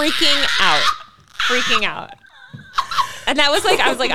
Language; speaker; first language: English; native; English